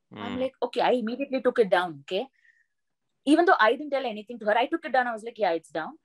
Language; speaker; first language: English; non-native, local second language; Malayalam